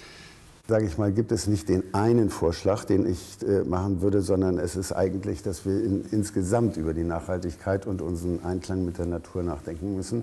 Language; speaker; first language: German; native; German